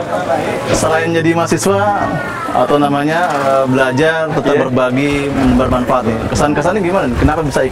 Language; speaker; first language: Indonesian; native; Indonesian